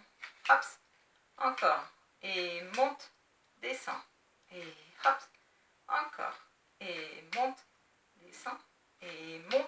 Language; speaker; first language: French; native; French